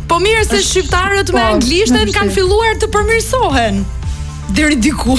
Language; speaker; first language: Albanian; native; Albanian